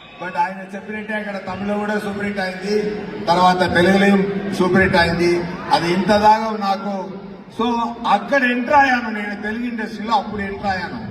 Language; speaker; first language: Telugu; non-native, fluent; Tamil